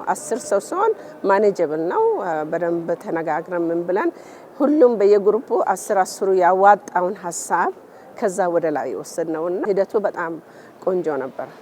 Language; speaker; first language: Amharic; non-native, local second language; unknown